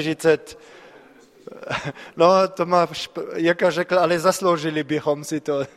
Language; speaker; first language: Czech; non-native, fluent; German